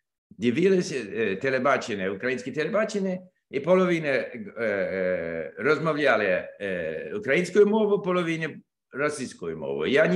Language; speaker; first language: Ukrainian; non-native, learner; English